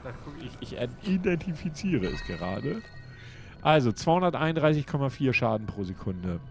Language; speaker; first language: German; native; German